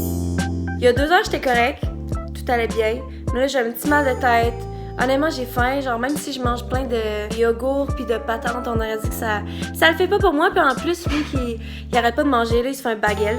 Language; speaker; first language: French; native; French